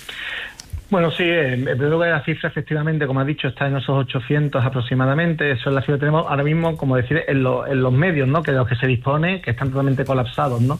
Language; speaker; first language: Spanish; native; Spanish